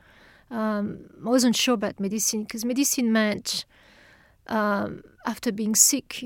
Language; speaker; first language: English; non-native, fluent; French